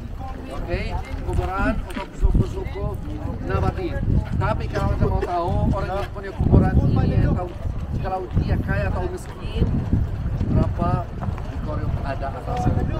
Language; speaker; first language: Indonesian; non-native, learner; Arabic